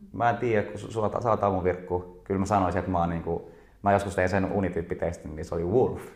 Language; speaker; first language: Finnish; native; Finnish